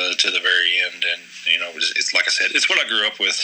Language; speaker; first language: English; native; English